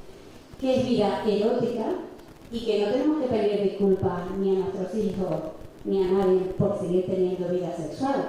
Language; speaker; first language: Spanish; native; Spanish